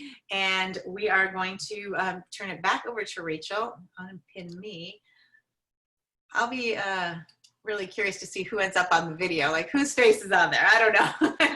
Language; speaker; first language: English; native; English